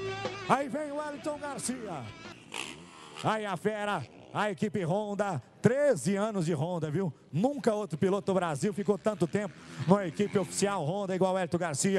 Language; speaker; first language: Portuguese; native; Portuguese